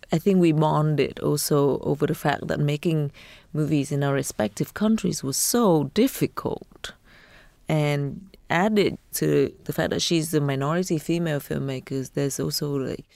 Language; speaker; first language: English; non-native, fluent; Vietnamese